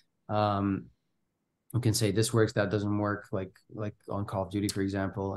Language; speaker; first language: English; non-native, fluent; Bulgarian